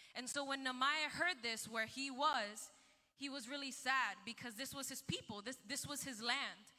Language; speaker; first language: English; early bilingual, other home language; Spanish